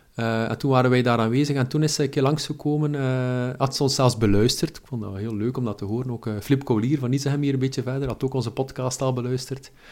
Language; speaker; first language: Dutch; native; Dutch